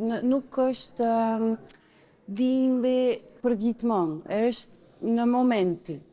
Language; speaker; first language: Albanian; non-native, learner; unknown